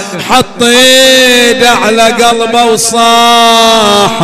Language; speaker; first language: Arabic; native; Arabic